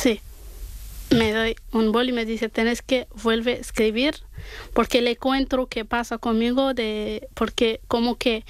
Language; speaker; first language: Spanish; non-native, learner; Arabic